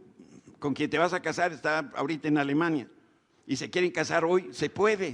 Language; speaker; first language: Spanish; native; Spanish